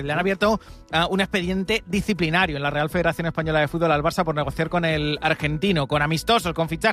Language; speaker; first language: Spanish; native; Spanish